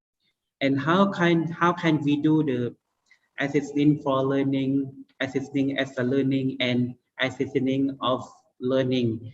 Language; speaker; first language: English; non-native, learner; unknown